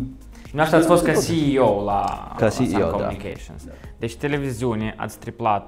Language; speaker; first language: Romanian; native; Romanian